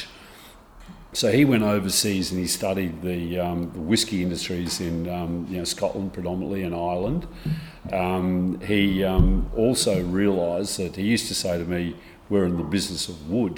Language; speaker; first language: English; native; English